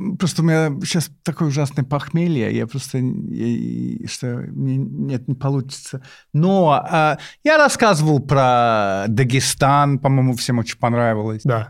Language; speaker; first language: Russian; non-native, fluent; English